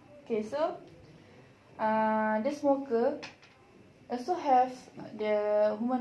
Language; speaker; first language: English; non-native, learner; Malay